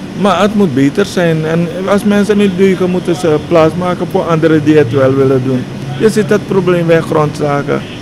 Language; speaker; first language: Dutch; native; Dutch